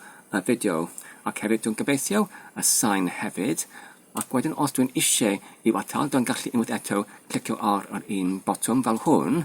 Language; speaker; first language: Welsh; non-native, fluent; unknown